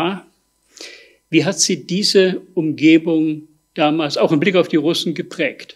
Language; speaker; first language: German; native; German